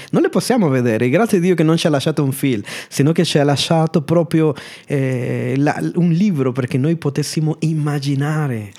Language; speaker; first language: Italian; non-native, fluent; Spanish